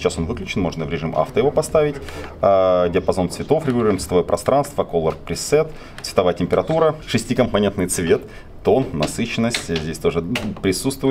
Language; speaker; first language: Russian; native; Russian